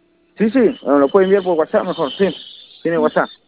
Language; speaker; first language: Spanish; native; Spanish